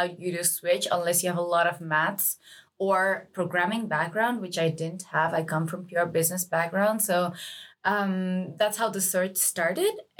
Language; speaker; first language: English; non-native, local second language; Nepali